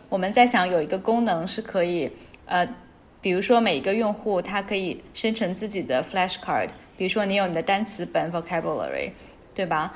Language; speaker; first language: Chinese; native; Chinese